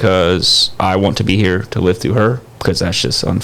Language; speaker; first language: English; native; English